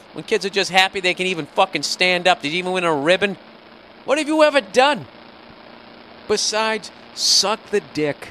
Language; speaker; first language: English; native; English